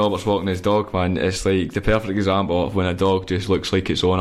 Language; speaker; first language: English; native; English